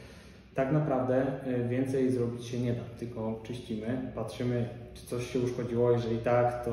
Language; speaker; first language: Polish; native; Polish